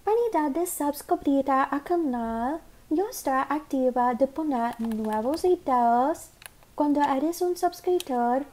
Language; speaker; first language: Spanish; non-native, learner; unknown